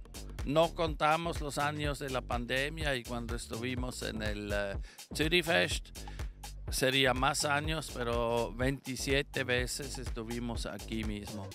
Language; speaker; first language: Spanish; non-native, fluent; German